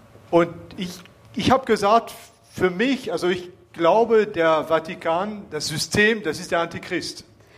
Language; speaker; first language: German; non-native, fluent; French